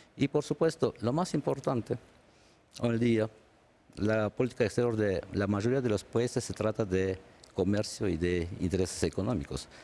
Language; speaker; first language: Spanish; non-native, fluent; Armenian